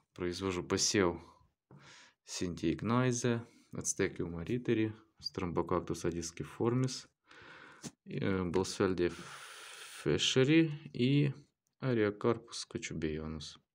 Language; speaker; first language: Russian; native; Russian